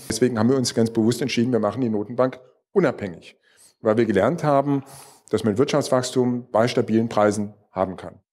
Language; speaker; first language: German; native; German